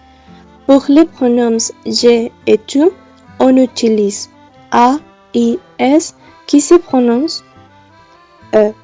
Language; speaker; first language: French; non-native, learner; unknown